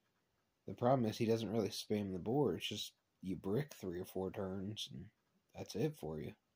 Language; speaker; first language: English; native; English